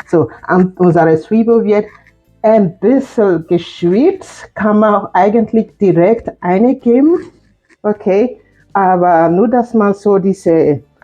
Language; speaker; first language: German; non-native, fluent; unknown